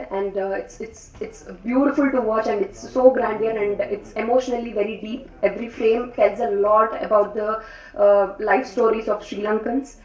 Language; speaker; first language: Tamil; native; Tamil